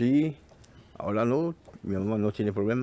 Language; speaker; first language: Spanish; non-native, learner; French